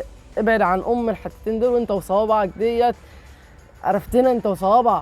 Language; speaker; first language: Arabic; native; Arabic